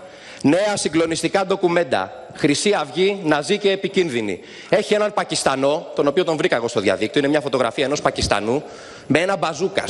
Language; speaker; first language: Greek; native; Greek